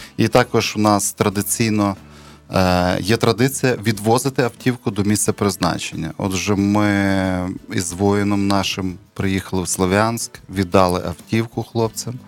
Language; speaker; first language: Ukrainian; native; Ukrainian